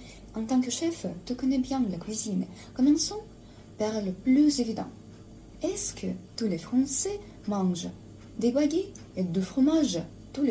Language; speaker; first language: French; non-native, fluent; Russian